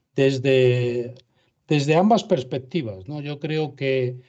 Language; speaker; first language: Spanish; native; Spanish